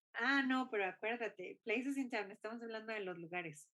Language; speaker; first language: Spanish; non-native, fluent; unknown